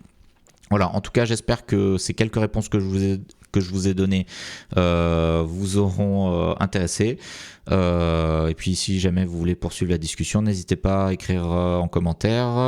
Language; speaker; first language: French; native; French